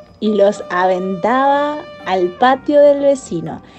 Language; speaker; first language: Spanish; native; Spanish